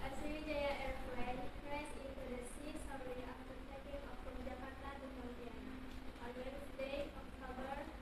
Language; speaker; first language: English; non-native, learner; Indonesian